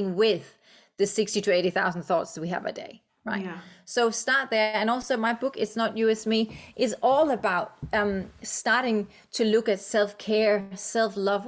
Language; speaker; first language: English; non-native, fluent; Danish